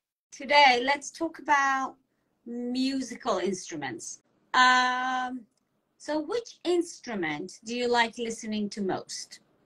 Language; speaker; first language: English; non-native, fluent; Persian